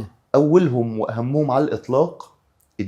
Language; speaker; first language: Arabic; native; Arabic